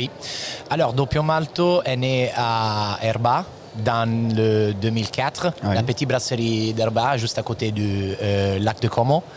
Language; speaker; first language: French; non-native, learner; Italian